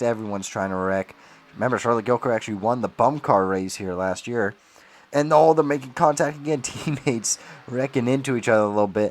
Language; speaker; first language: English; native; English